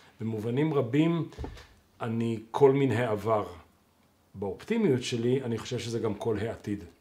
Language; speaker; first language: Hebrew; native; Hebrew